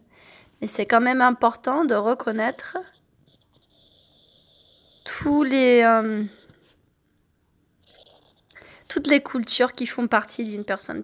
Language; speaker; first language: French; non-native, fluent; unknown